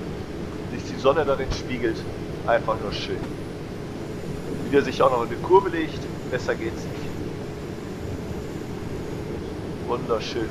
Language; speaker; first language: German; native; German